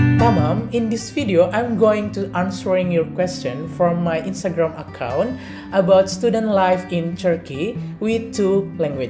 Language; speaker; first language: English; non-native, learner; Indonesian